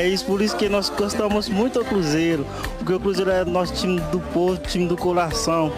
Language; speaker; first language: Portuguese; non-native, learner; Haitian Creole